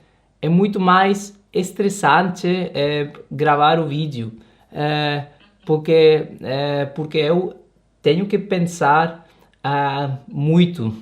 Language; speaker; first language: Portuguese; non-native, learner; Spanish